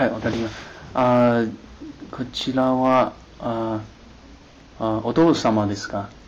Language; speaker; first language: Japanese; non-native, learner; Chinese